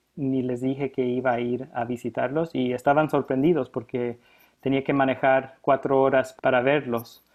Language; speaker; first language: Spanish; early bilingual, heritage; Spanish